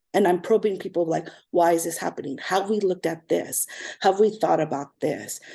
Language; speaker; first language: English; native; English